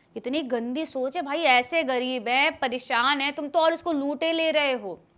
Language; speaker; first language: Hindi; native; Hindi